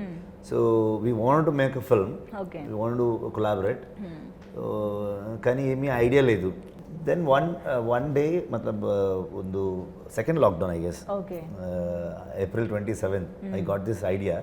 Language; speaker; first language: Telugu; non-native, learner; Kannada